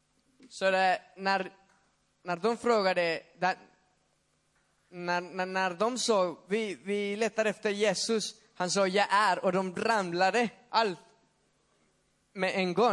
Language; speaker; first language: Swedish; non-native, fluent; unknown